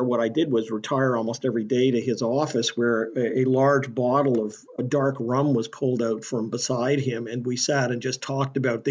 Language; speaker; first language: English; native; English